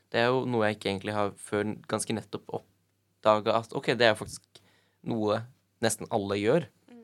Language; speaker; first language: Norwegian; native; Norwegian